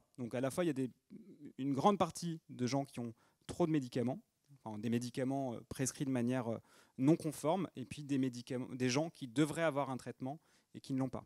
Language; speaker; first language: French; native; French